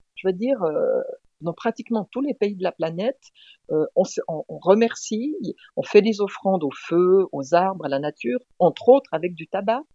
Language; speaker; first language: French; native; French